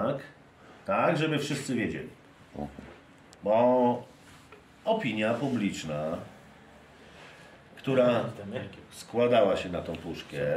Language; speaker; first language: Polish; native; Polish